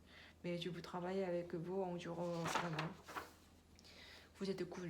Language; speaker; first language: French; non-native, learner; Korean